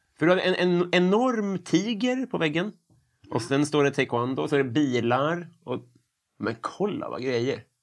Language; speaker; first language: Swedish; native; Swedish